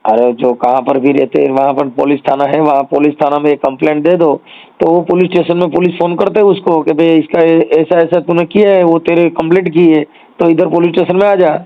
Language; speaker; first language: Hindi; non-native, local second language; Gujarati